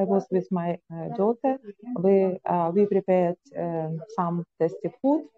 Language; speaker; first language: English; non-native, learner; Ukrainian